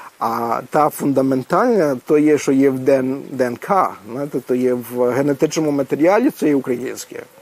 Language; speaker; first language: Ukrainian; early bilingual, heritage; Ukrainian